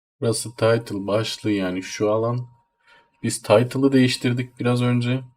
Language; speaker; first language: Turkish; native; Turkish